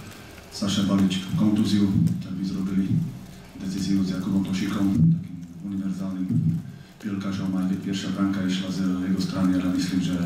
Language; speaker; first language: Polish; non-native, learner; Slovak